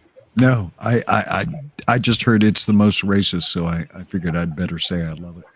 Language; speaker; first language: English; native; English